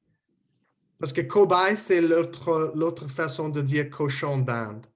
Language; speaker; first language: French; non-native, learner; English